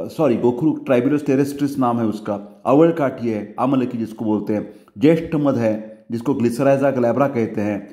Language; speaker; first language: Hindi; non-native, local second language; Marathi